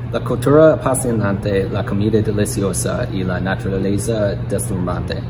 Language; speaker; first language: Spanish; non-native, learner; English